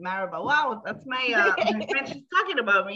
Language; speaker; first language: English; native; English